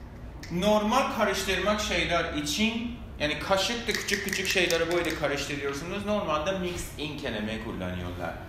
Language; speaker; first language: Turkish; non-native, fluent; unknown